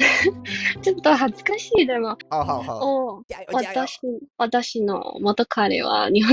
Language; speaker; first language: Japanese; non-native, learner; Chinese